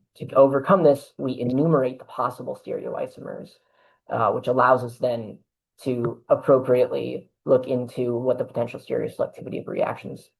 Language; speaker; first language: English; native; English